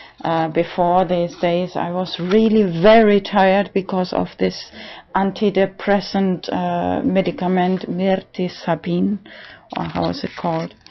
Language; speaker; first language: English; non-native, learner; German